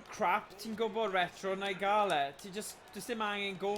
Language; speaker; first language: Welsh; native; Welsh